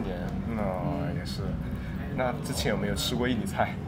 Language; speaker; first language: Chinese; non-native, fluent; Indonesian